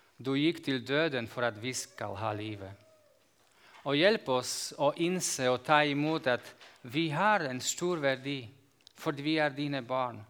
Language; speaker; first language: Norwegian; non-native, fluent; Slovak